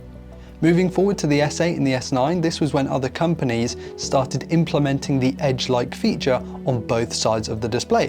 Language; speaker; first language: English; native; English